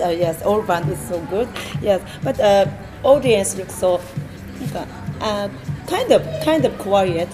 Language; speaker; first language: English; non-native, learner; Japanese